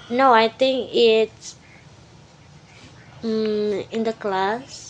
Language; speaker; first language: English; non-native, learner; Indonesian